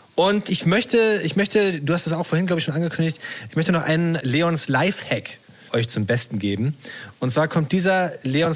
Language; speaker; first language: German; native; German